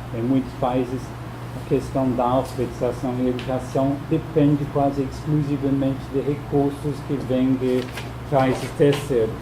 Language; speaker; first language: Portuguese; non-native, fluent; English